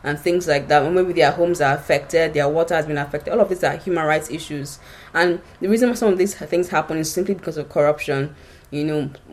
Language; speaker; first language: English; non-native, local second language; Yoruba